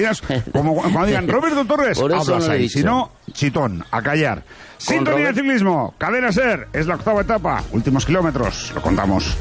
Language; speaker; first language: Spanish; native; Spanish